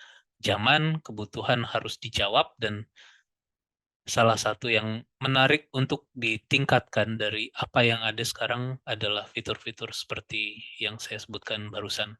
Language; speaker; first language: Indonesian; native; Indonesian